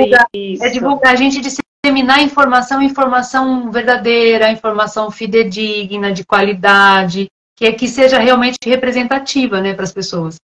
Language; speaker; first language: Portuguese; native; Portuguese